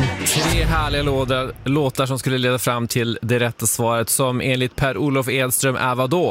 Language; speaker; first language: Swedish; native; Swedish